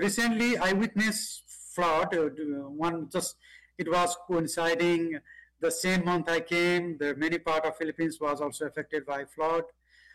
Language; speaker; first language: English; non-native, local second language; Nepali